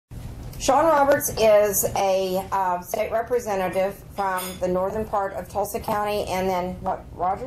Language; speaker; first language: English; native; English